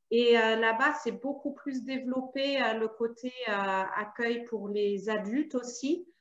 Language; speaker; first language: French; non-native, fluent; German